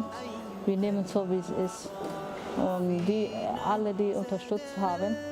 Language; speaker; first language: German; non-native, learner; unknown